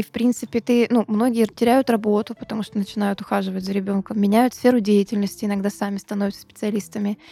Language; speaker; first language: Russian; native; Russian